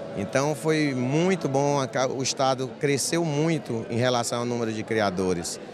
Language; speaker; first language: Portuguese; native; Portuguese